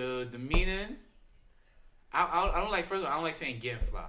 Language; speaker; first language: English; native; English